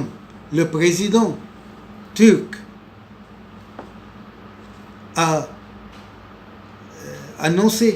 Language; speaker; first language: French; non-native, local second language; Arabic